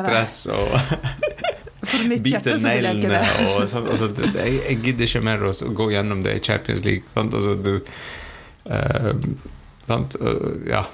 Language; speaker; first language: Norwegian; non-native, fluent; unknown